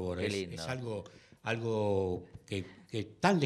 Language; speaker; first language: Spanish; native; Spanish